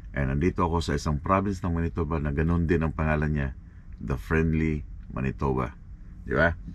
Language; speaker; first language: Filipino; non-native, local second language; Cebuano